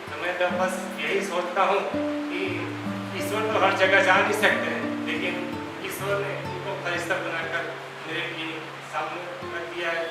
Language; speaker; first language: Hindi; native; Hindi